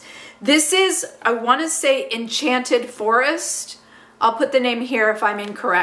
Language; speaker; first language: English; native; English